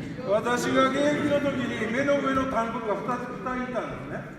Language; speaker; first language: Japanese; native; Japanese